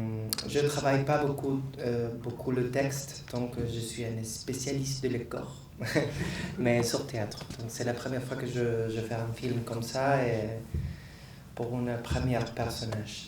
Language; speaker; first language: French; non-native, learner; Spanish